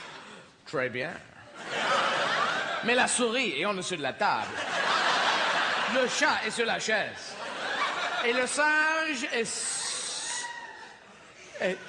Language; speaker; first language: French; non-native, learner; English